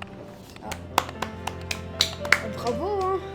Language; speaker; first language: French; native; French